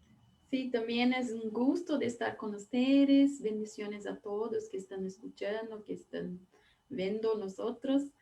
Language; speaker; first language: Spanish; non-native, fluent; Portuguese